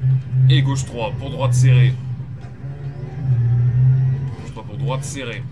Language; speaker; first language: French; native; French